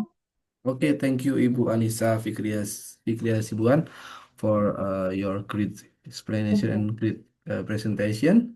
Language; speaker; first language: English; non-native, fluent; Indonesian